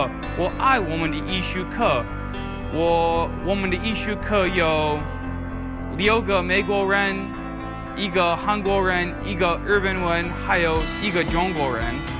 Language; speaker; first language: Chinese; non-native, learner; English